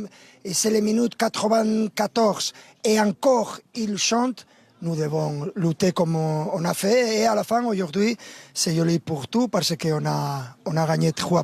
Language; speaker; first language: French; non-native, fluent; Spanish